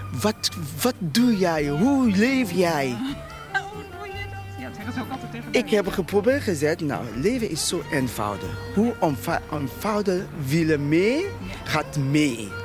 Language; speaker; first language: Dutch; non-native, fluent; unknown